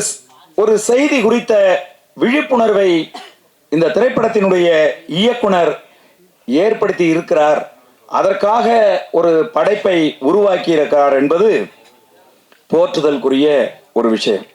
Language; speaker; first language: Tamil; native; Tamil